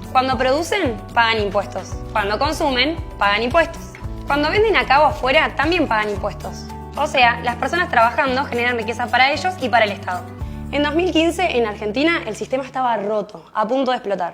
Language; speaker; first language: Spanish; native; Spanish